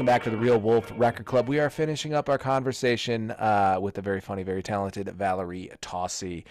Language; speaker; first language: English; native; English